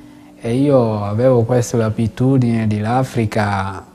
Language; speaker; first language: Italian; non-native, fluent; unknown